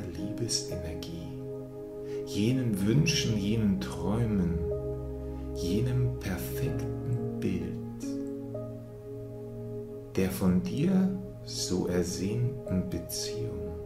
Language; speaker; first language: German; native; German